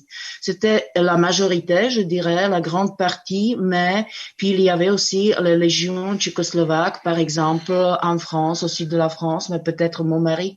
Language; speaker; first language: French; non-native, fluent; Czech